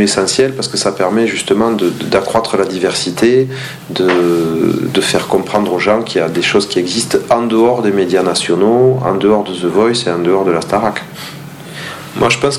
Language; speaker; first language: French; native; French